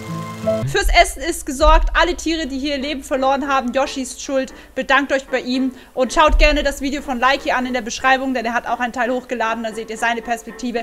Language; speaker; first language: German; native; German